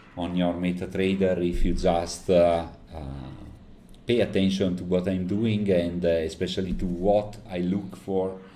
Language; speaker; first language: English; non-native, fluent; Italian